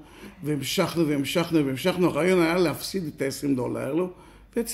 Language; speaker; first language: Hebrew; native; Hebrew